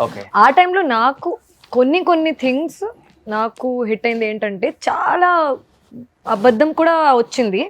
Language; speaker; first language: Telugu; non-native, fluent; Hindi